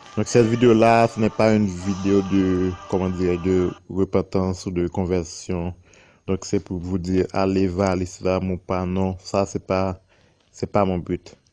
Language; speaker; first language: French; non-native, local second language; Haitian Creole